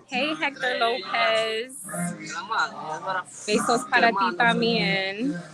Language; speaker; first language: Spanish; non-native, learner; English